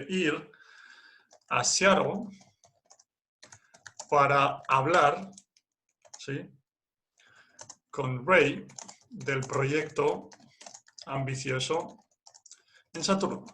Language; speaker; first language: Spanish; non-native, fluent; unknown